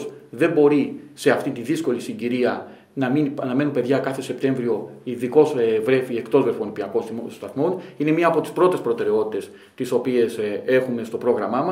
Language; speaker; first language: Greek; native; Greek